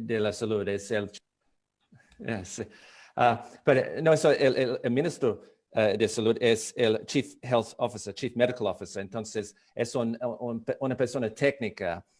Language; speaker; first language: Spanish; non-native, fluent; English